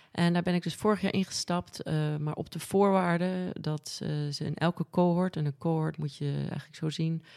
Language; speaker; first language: Dutch; native; Dutch